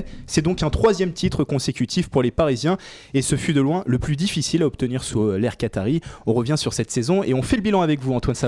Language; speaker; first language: French; native; French